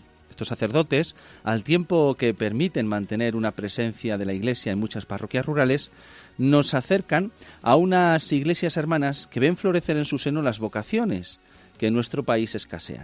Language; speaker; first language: Spanish; native; Spanish